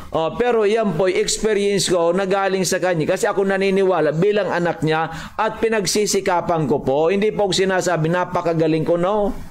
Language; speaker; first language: Filipino; non-native, local second language; Bikol